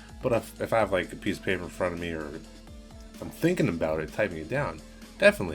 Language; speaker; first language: English; native; English